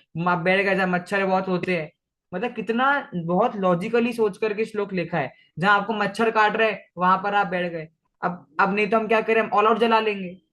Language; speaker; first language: Hindi; non-native, local second language; Marathi